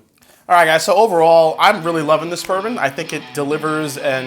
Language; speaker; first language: English; native; English